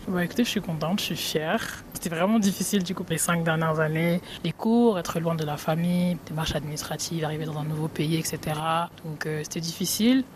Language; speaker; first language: French; non-native, local second language; Wolof